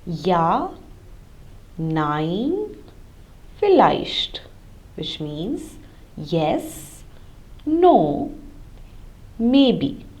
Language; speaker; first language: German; non-native, fluent; Hindi